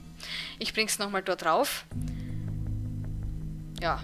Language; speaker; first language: German; native; German